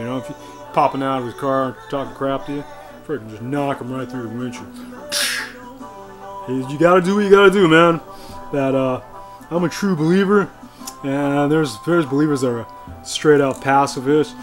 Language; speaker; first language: English; native; English